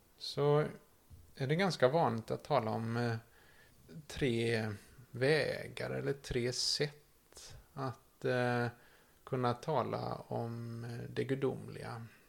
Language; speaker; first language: Swedish; native; Swedish